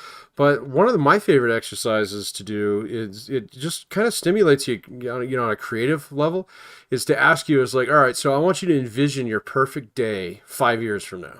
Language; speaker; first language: English; native; English